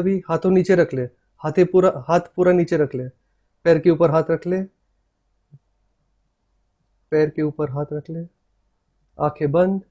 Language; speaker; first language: Hindi; native; Hindi